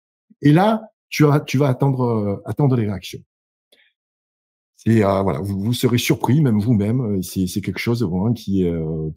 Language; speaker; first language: French; native; French